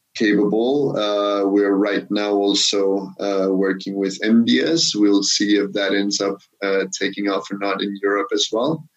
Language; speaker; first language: English; non-native, fluent; Danish